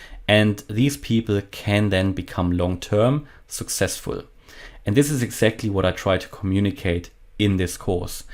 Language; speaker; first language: English; non-native, fluent; German